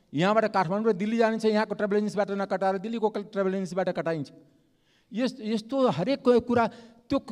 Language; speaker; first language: Nepali; non-native, local second language; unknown